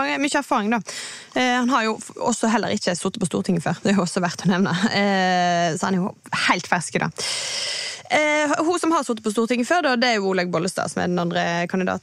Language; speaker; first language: Norwegian; native; Norwegian